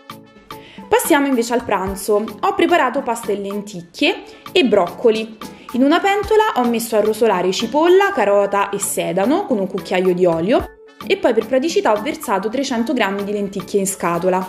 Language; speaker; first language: Italian; native; Italian